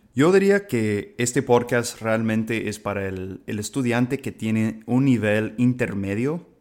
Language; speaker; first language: Spanish; non-native, fluent; English